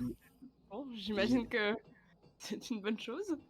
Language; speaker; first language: French; native; French